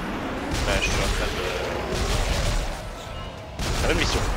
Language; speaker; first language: French; native; French